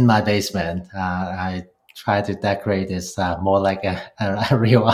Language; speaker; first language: English; non-native, local second language; Cantonese